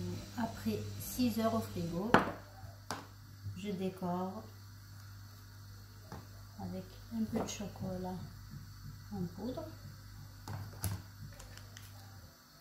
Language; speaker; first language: French; non-native, local second language; Arabic